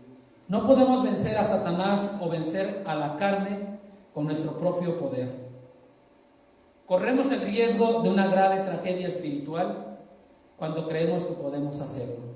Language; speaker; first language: Spanish; native; Spanish